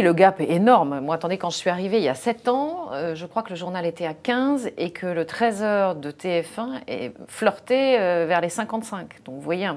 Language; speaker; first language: French; native; French